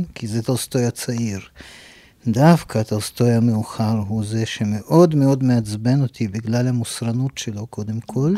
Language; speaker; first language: Hebrew; non-native, fluent; Russian